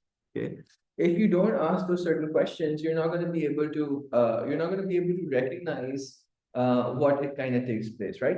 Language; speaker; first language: English; non-native, local second language; Urdu